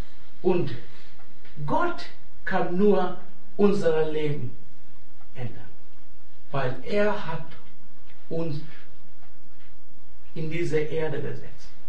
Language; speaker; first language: German; non-native, fluent; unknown